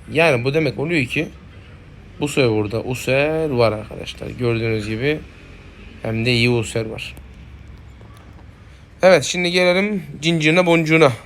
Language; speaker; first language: Turkish; native; Turkish